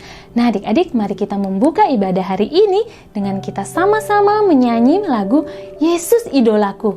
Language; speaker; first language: Indonesian; native; Indonesian